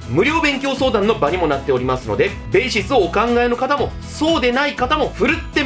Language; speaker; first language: Japanese; native; Japanese